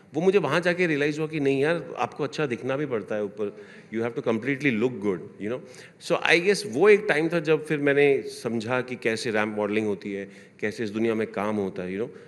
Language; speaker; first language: Hindi; native; Hindi